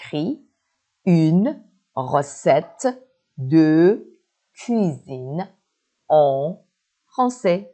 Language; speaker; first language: French; non-native, fluent; Persian